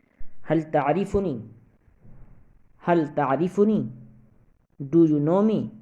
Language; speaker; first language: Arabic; non-native, fluent; Urdu